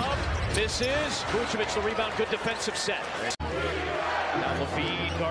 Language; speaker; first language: English; native; English